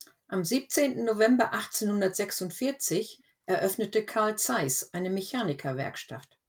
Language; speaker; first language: German; native; German